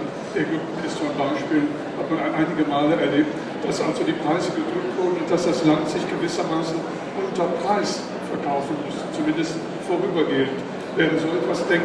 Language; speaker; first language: German; native; German